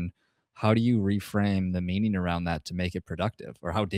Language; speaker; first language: English; native; English